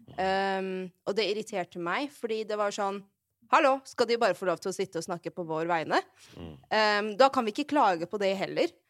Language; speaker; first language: Norwegian; early bilingual, other home language; Arabic